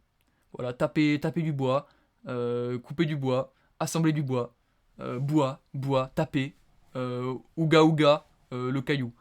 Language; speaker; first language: French; native; French